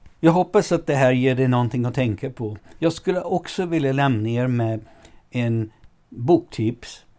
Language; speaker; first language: Swedish; non-native, fluent; English